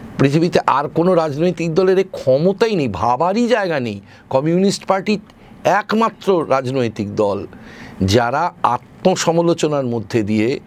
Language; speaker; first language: Bangla; native; Bangla